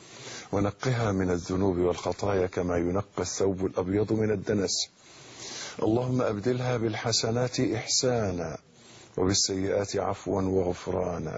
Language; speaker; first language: Arabic; native; Arabic